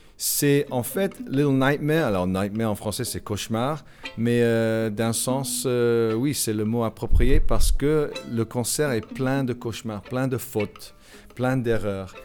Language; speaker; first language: French; non-native, fluent; English